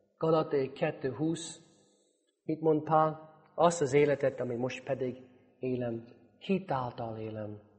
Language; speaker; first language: Hungarian; non-native, fluent; English